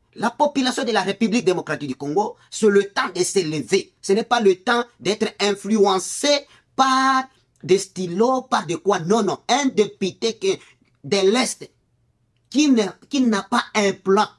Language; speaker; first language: French; non-native, local second language; Swahili